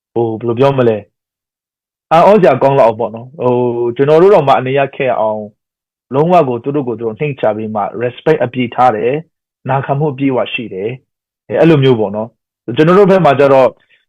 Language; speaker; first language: Burmese; non-native, local second language; Hakha Chin